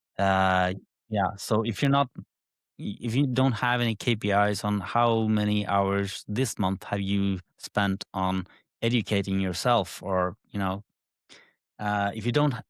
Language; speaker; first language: English; non-native, fluent; Norwegian